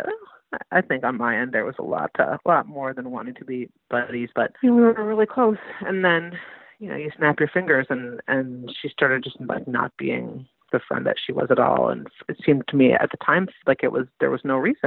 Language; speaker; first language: English; native; English